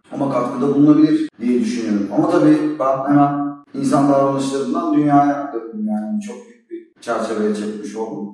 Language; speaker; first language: Turkish; native; Turkish